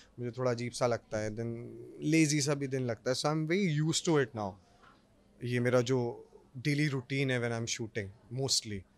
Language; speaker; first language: Hindi; native; Hindi